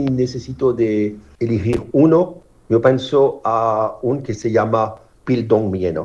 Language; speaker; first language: Spanish; non-native, learner; French